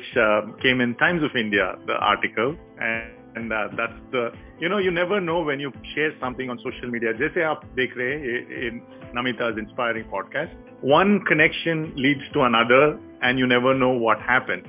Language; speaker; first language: English; non-native, local second language; Telugu